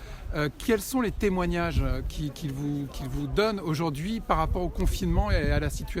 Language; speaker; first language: French; native; French